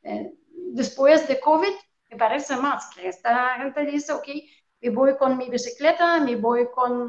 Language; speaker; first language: Spanish; non-native, fluent; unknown